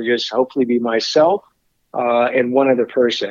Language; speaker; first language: English; native; English